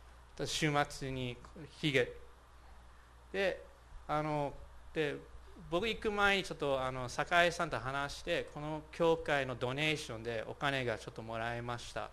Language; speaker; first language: Japanese; non-native, fluent; English